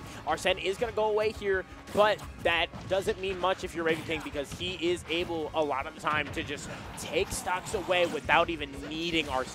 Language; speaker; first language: English; native; English